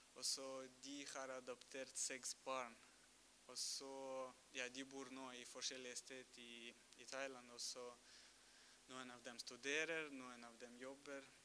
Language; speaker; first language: Norwegian; non-native, fluent; Russian